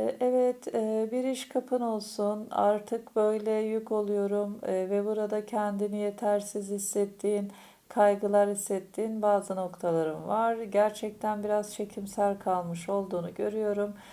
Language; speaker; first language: Turkish; native; Turkish